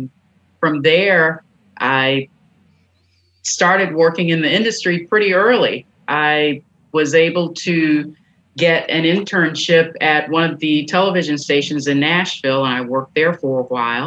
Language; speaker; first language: English; native; English